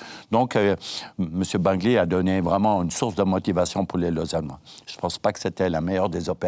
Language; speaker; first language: French; native; French